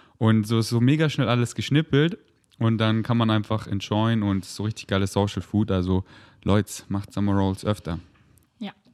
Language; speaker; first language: German; native; German